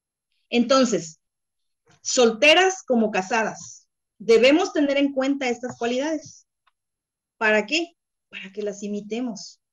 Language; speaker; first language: Spanish; native; Spanish